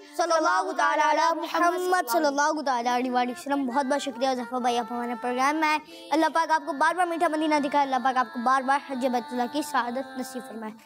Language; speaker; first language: Urdu; native; Urdu